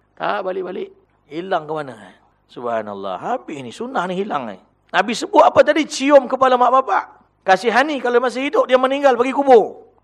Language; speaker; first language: Malay; native; Malay